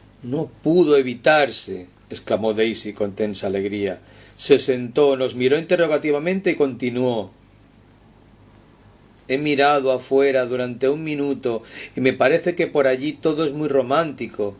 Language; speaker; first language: Spanish; native; Spanish